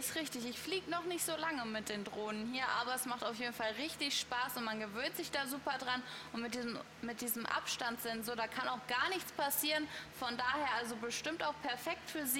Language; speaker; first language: German; native; German